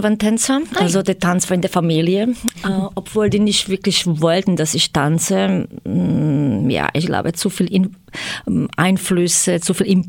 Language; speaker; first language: German; non-native, fluent; Croatian